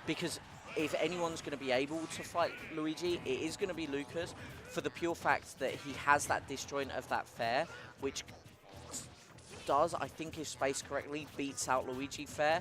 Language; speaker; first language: English; native; English